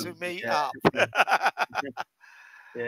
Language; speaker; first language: English; non-native, learner; Chinese